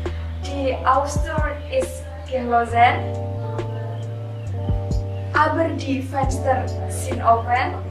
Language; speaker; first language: German; non-native, learner; Indonesian